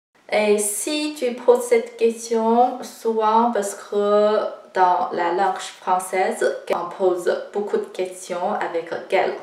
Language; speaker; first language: French; non-native, fluent; Chinese